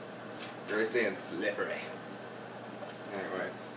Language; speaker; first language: English; native; English